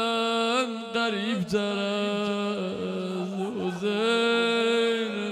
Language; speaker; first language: Persian; native; Persian